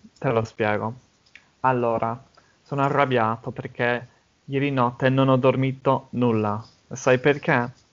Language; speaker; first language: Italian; non-native, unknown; English